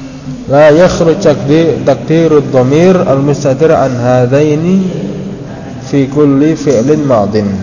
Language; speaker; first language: Arabic; non-native, fluent; Indonesian